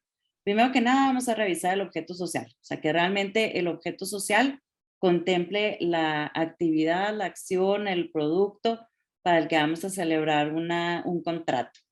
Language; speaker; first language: Spanish; native; Spanish